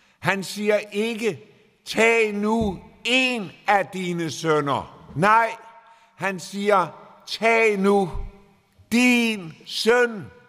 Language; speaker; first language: Danish; native; Danish